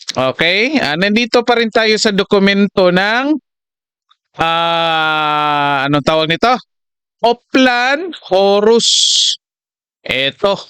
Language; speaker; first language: Filipino; non-native, local second language; Cebuano